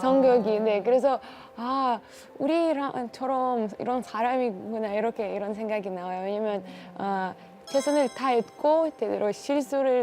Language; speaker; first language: Korean; non-native, fluent; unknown